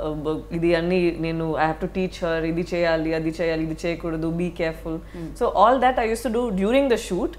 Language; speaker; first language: Telugu; non-native, learner; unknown